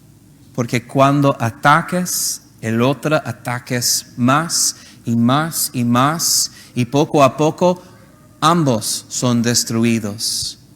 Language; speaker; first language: Spanish; non-native, learner; English